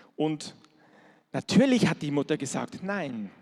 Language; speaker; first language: German; native; German